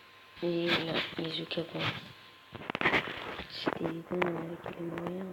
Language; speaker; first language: French; native; French